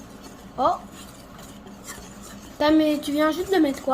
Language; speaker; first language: French; native; French